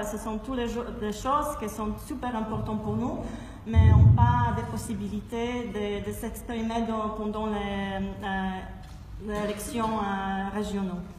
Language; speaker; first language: French; non-native, fluent; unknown